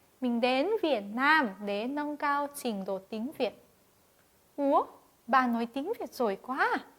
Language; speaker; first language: Vietnamese; non-native, fluent; Korean